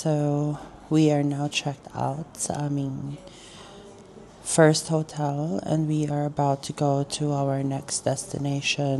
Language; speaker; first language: English; non-native, local second language; Filipino